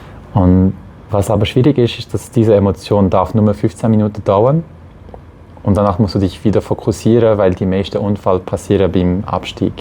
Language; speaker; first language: German; non-native, local second language; French